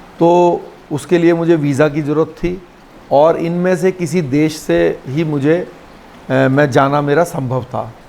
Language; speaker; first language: Hindi; native; Hindi